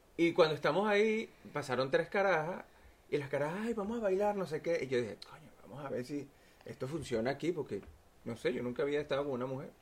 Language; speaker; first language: Spanish; native; Spanish